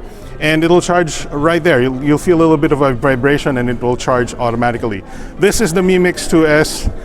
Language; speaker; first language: English; non-native, local second language; Filipino